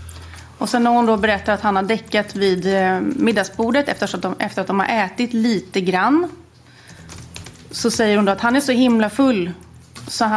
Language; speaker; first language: Swedish; native; Swedish